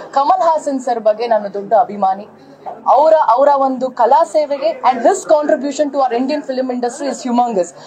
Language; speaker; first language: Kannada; native; Kannada